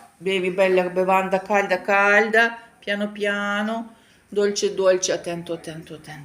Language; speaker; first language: Italian; non-native, learner; Ukrainian